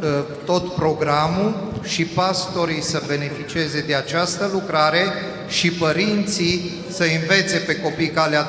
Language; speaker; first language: Romanian; non-native, fluent; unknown